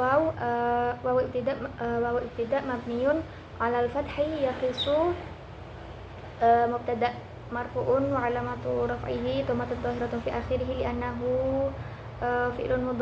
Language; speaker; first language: Arabic; non-native, learner; Indonesian